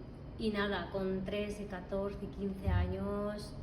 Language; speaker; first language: Spanish; non-native, fluent; Russian